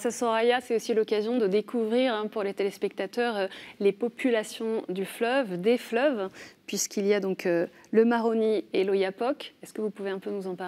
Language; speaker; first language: French; native; French